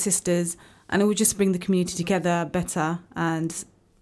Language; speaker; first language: English; native; English